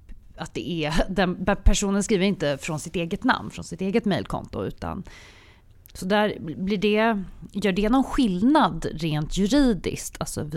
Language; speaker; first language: Swedish; native; Swedish